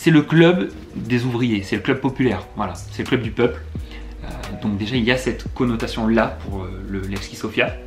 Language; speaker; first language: French; native; French